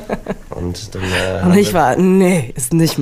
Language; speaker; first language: German; non-native, learner; English